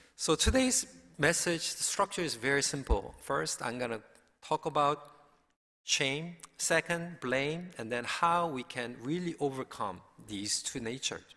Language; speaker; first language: English; early bilingual, other home language; Korean